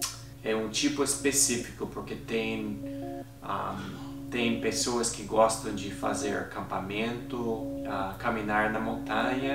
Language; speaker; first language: Portuguese; non-native, fluent; English